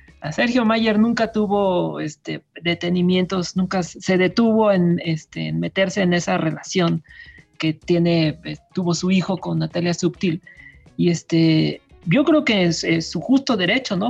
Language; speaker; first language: Spanish; native; Spanish